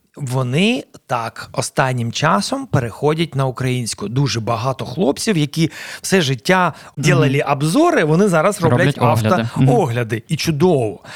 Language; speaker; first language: Ukrainian; non-native, local second language; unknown